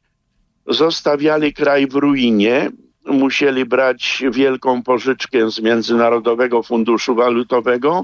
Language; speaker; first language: Polish; native; Polish